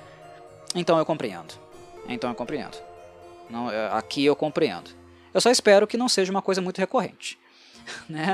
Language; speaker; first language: Portuguese; native; Portuguese